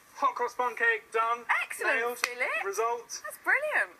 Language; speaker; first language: English; native; English